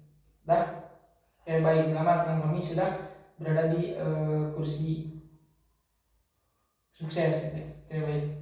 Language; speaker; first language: Indonesian; native; Indonesian